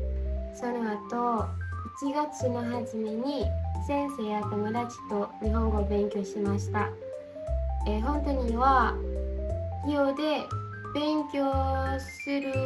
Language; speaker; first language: Japanese; non-native, learner; Indonesian